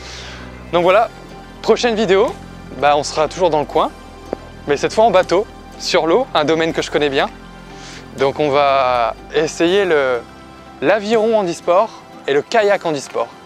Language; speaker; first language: French; native; French